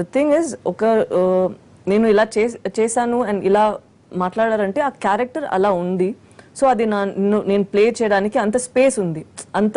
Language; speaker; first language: Telugu; non-native, fluent; Tamil